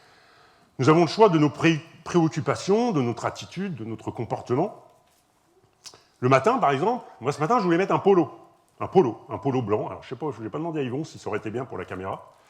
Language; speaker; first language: French; native; French